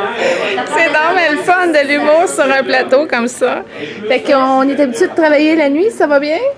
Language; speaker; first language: French; native; French